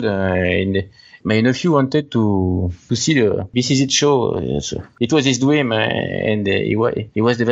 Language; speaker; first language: English; non-native, learner; French